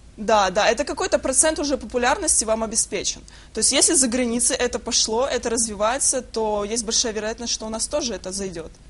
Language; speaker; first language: Russian; native; Russian